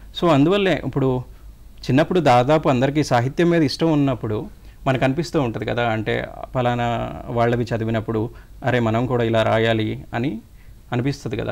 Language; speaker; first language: Telugu; native; Telugu